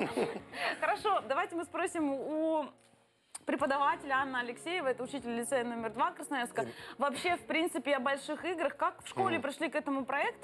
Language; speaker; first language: Russian; native; Russian